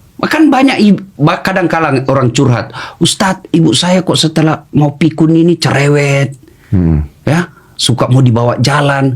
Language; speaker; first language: Indonesian; non-native, local second language; Buginese